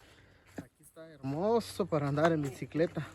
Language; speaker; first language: Spanish; native; Spanish